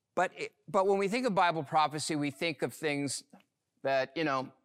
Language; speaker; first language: English; native; English